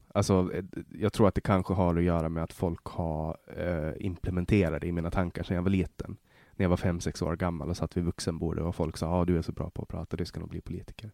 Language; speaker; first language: Swedish; native; Swedish